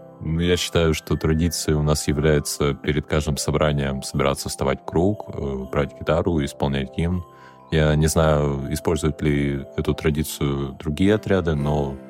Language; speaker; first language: Russian; native; Russian